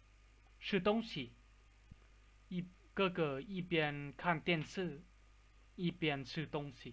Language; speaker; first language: Chinese; non-native, fluent; Lao